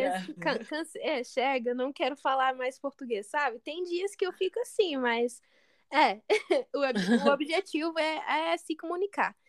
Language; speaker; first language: Portuguese; non-native, fluent; English